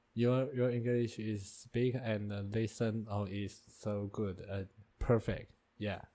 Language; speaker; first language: English; non-native, learner; Chinese